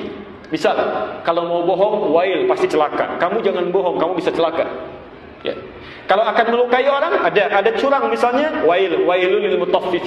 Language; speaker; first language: Indonesian; native; Indonesian